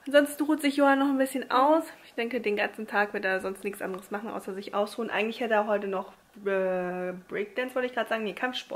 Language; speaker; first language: German; native; German